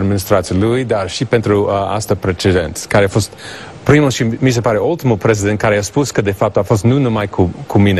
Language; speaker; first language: Romanian; non-native, learner; English